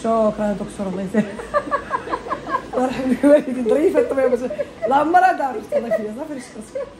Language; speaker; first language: Arabic; native; Arabic